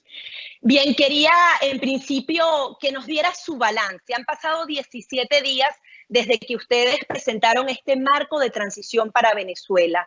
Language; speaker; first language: Spanish; native; Spanish